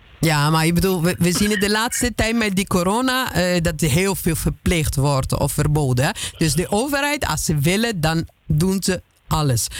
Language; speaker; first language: Dutch; non-native, fluent; Italian